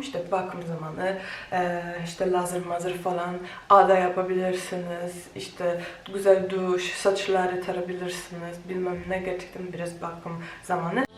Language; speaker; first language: Turkish; non-native, fluent; Polish